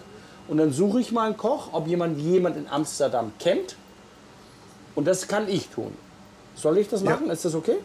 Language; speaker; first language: German; native; German